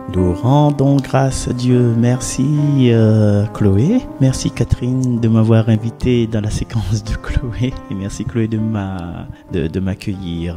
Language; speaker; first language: French; non-native, local second language; Réunion Creole French